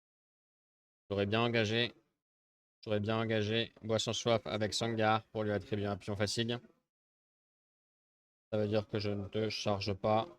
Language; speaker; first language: French; native; French